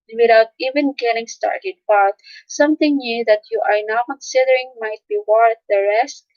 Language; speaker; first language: English; non-native, local second language; Filipino